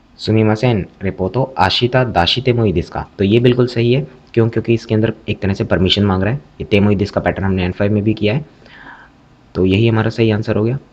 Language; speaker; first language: Hindi; native; Hindi